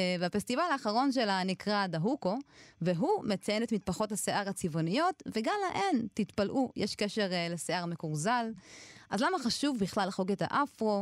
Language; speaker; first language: Hebrew; native; Hebrew